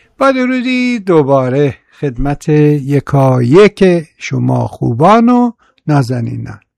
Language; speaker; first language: Persian; native; Persian